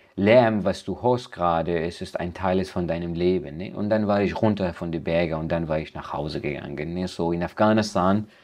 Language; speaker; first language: German; non-native, learner; Persian